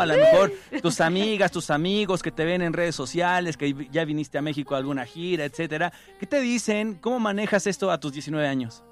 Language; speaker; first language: Spanish; native; Spanish